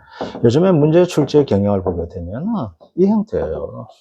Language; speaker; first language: Korean; native; Korean